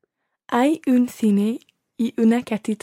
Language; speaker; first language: Spanish; non-native, learner; English